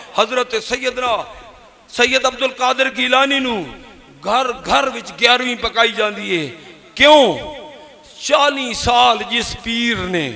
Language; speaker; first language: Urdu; non-native, local second language; Punjabi